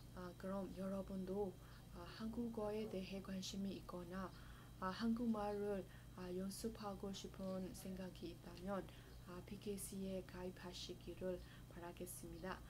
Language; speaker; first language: Korean; non-native, fluent; Burmese